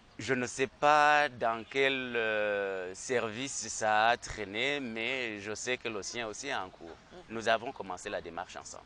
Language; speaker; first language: French; non-native, local second language; Rundi